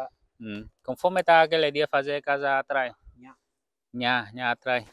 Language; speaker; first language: Portuguese; non-native, learner; Vietnamese